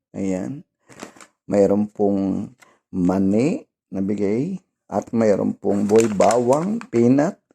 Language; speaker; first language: Filipino; non-native, local second language; Cebuano